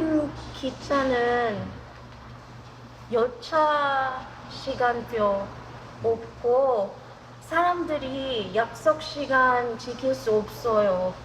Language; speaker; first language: Korean; non-native, learner; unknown